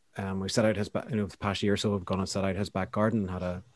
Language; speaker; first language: English; native; English